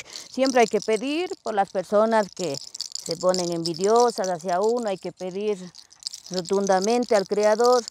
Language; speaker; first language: Spanish; native; Spanish